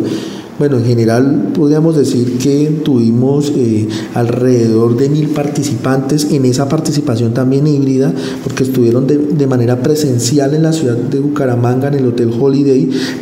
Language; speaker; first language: Spanish; native; Spanish